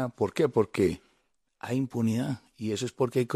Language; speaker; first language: Spanish; native; Spanish